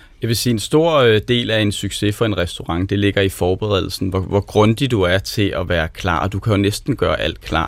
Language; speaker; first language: Danish; native; Danish